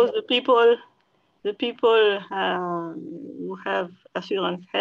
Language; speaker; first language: English; non-native, learner; French